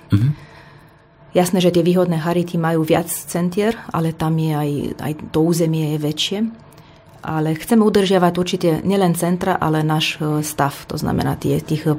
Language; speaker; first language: Slovak; non-native, fluent; Romanian